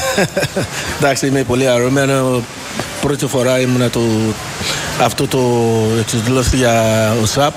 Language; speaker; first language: Greek; non-native, local second language; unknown